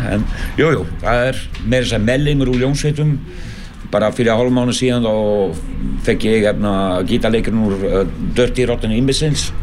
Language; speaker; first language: Icelandic; non-native, fluent; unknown